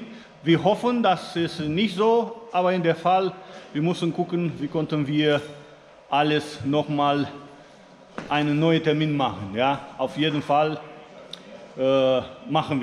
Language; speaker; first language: German; non-native, fluent; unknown